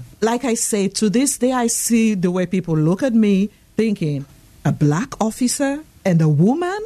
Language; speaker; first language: English; non-native, local second language; Krio